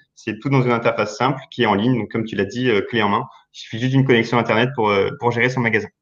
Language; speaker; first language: French; native; French